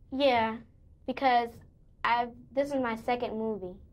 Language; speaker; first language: English; native; English